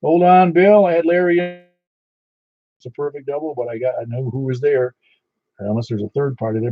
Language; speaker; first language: English; native; English